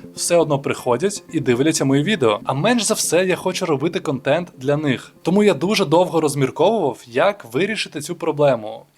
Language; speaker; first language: Ukrainian; non-native, local second language; Russian